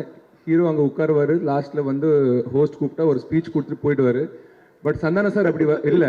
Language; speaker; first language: Tamil; non-native, local second language; Telugu